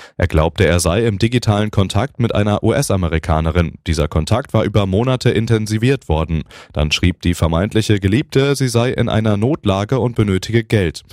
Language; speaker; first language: German; native; German